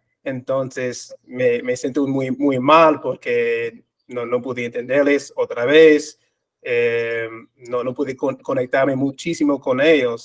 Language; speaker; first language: Spanish; non-native, fluent; English